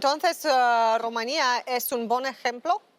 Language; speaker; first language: Spanish; non-native, fluent; Romanian